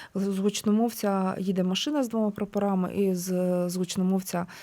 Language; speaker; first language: Ukrainian; native; Ukrainian